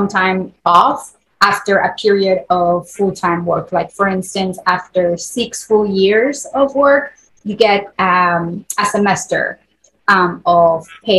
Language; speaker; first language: English; non-native, fluent; Spanish